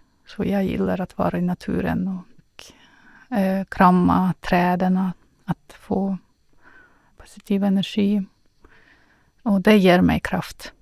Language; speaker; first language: Swedish; non-native, learner; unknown